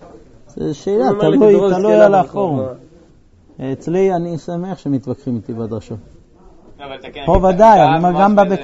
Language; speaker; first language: Hebrew; native; Hebrew